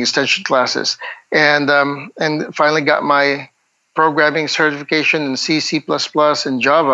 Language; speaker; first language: English; non-native, local second language; Hiligaynon